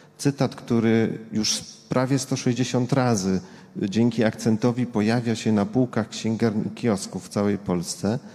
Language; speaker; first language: Polish; native; Polish